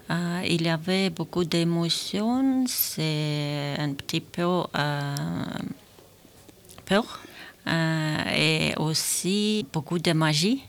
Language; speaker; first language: French; non-native, learner; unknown